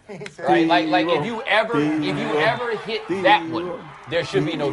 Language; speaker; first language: English; native; English